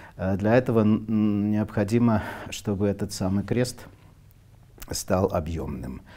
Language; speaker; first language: Russian; non-native, local second language; Armenian